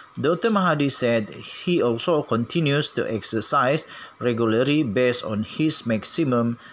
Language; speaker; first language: English; non-native, local second language; Malay